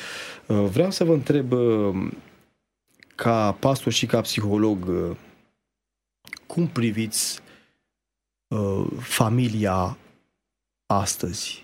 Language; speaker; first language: Romanian; native; Romanian